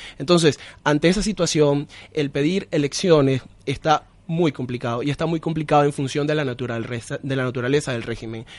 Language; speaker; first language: Spanish; native; Spanish